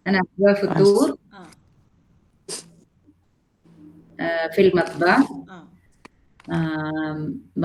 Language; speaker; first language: Arabic; non-native, learner; Malayalam